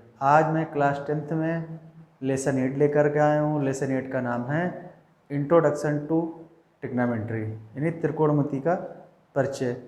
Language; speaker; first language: Hindi; native; Hindi